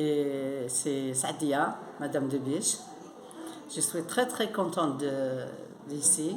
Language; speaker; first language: French; non-native, learner; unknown